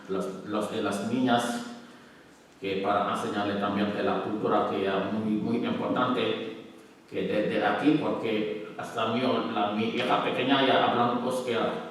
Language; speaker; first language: Spanish; non-native, learner; Wolof